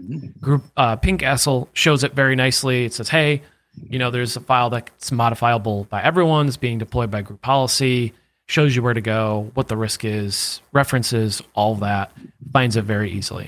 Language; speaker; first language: English; native; English